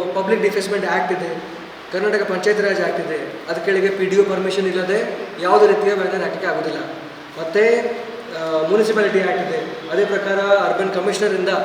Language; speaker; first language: Kannada; non-native, fluent; Odia